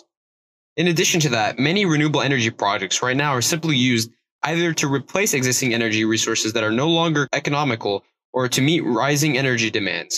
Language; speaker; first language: English; native; English